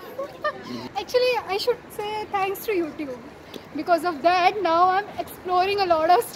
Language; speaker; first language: English; non-native, local second language; Hindi